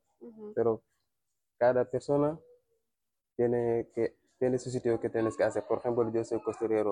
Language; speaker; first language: Spanish; non-native, learner; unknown